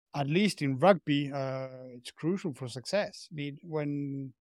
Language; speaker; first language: English; non-native, fluent; Spanish